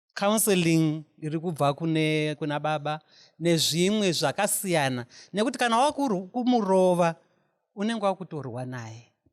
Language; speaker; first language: Shona; non-native, local second language; North Ndebele